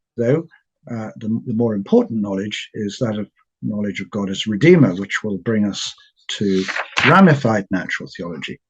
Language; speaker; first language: English; native; English